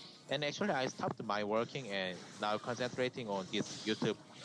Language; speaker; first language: English; non-native, learner; Korean